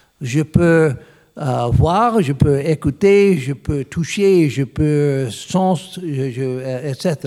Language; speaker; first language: French; non-native, learner; English